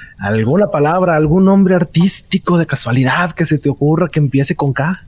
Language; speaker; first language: Spanish; native; Spanish